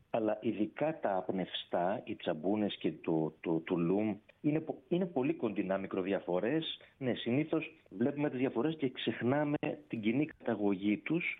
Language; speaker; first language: Greek; native; Greek